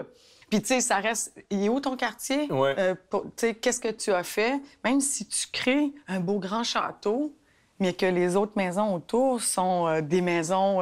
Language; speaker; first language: French; native; French